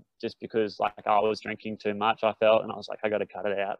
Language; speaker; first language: English; native; English